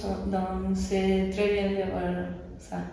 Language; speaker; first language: French; non-native, fluent; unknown